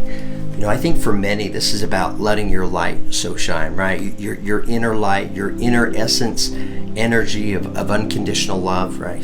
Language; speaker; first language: English; native; English